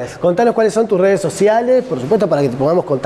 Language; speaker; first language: Spanish; native; Spanish